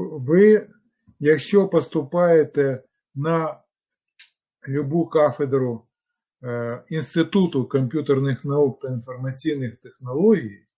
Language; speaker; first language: Ukrainian; non-native, local second language; Russian